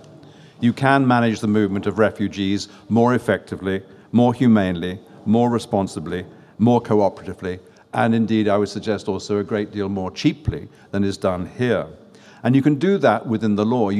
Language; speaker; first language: English; non-native, fluent; French